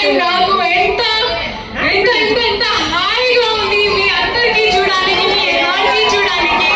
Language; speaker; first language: Telugu; non-native, learner; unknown